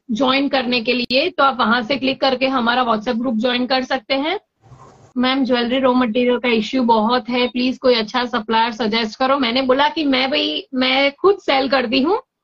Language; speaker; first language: Hindi; non-native, local second language; Gujarati